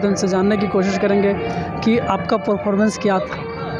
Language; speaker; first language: Hindi; native; Hindi